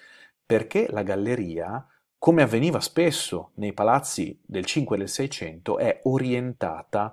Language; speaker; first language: Italian; native; Italian